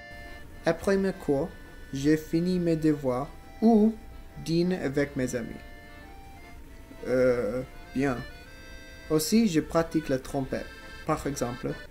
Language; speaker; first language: French; non-native, learner; English